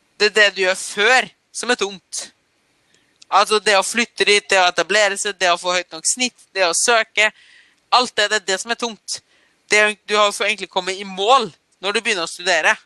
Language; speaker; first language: Norwegian; early bilingual, other home language; German